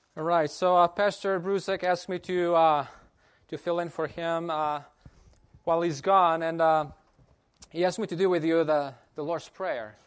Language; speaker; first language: English; non-native, fluent; Portuguese